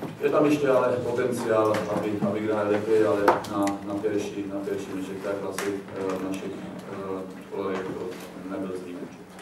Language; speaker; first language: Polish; non-native, learner; Slovak